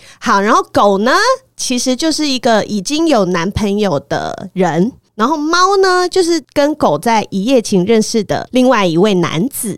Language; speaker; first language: Chinese; native; Chinese